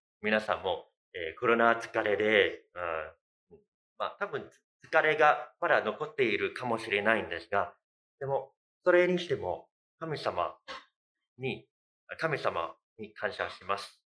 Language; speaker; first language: Japanese; non-native, fluent; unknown